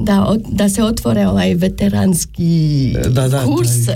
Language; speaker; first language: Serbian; non-native, learner; French